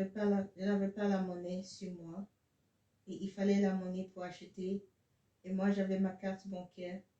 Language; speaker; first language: French; non-native, fluent; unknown